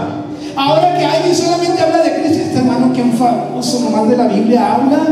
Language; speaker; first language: Spanish; native; Spanish